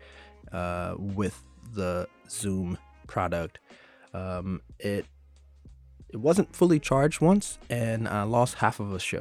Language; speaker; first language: English; native; English